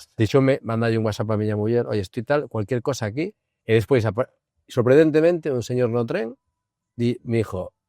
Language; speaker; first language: Spanish; non-native, local second language; Galician